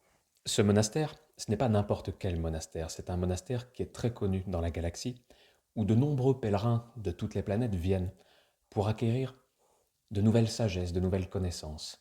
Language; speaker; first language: French; native; French